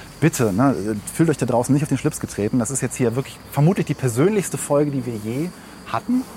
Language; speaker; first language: German; early bilingual, other home language; Slovenian